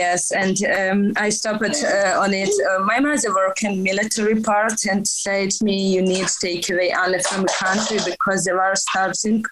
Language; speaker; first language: English; non-native, learner; Ukrainian